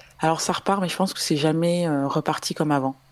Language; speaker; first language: French; native; French